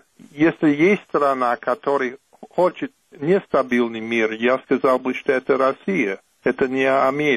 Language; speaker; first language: Russian; non-native, fluent; English